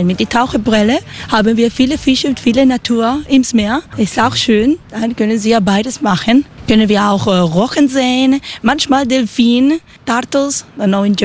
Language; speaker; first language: German; non-native, learner; Spanish